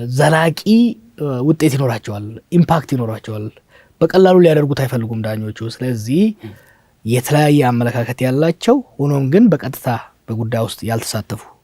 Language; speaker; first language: Amharic; non-native, local second language; Oromo